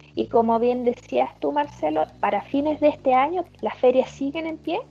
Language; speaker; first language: Spanish; early bilingual, heritage; German